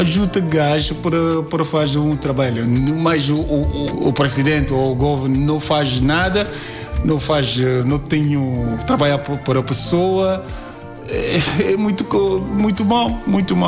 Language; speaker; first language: Portuguese; non-native, learner; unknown